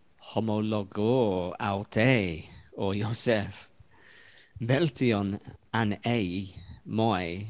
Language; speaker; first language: Greek; non-native, learner; English